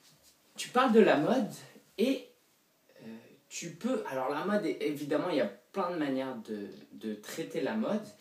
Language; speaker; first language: French; native; French